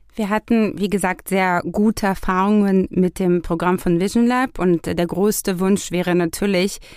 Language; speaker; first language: German; non-native, fluent; Hebrew